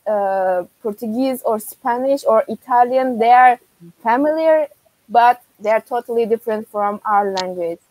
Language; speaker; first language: English; non-native, fluent; Turkish